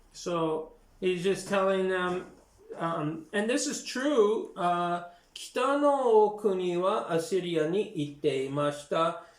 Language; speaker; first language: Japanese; non-native, learner; English